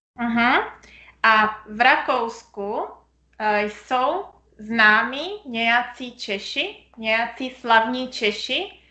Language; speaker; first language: Czech; native; Czech